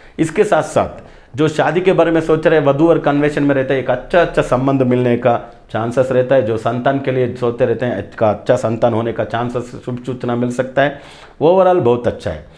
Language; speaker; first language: Hindi; non-native, local second language; Kannada